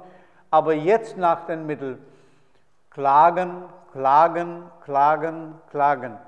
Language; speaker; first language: German; non-native, fluent; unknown